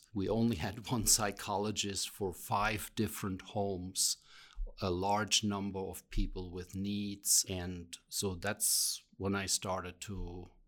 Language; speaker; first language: English; non-native, fluent; German